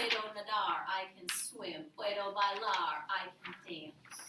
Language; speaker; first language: Spanish; non-native, fluent; English